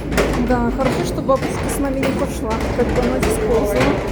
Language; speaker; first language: Russian; native; Russian